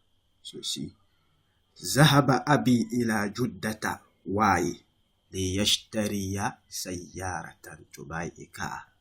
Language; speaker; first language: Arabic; non-native, fluent; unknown